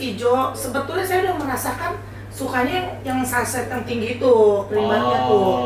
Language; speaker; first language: Indonesian; native; Indonesian